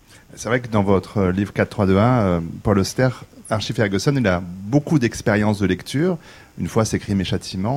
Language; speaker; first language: French; native; French